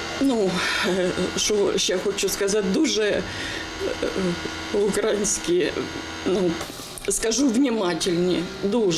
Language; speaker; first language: Ukrainian; non-native, local second language; Russian